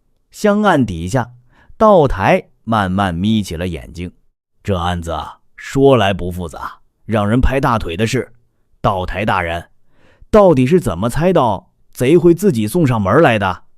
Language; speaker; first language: Chinese; native; Chinese